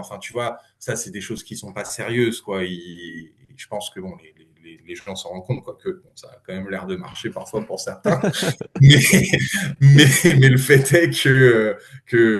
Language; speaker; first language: French; native; French